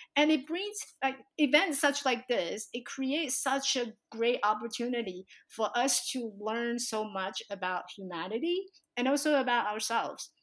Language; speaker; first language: English; early bilingual, other home language; Chinese